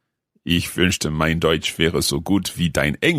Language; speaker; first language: German; non-native, learner; English